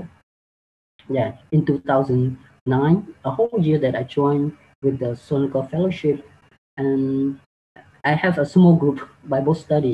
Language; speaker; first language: English; non-native, learner; Khmer